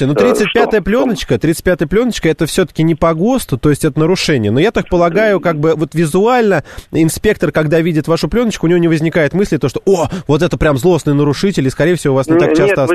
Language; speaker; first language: Russian; native; Russian